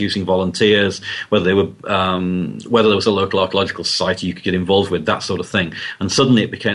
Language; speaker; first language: English; native; English